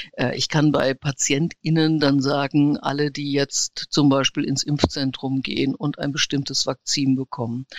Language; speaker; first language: German; native; German